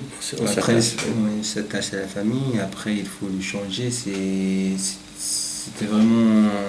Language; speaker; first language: French; non-native, learner; Arabic